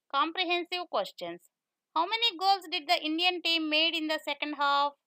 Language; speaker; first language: English; non-native, local second language; Telugu